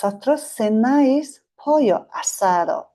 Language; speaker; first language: Spanish; non-native, learner; Mongolian